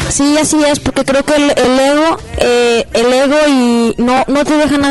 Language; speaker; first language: Spanish; native; Spanish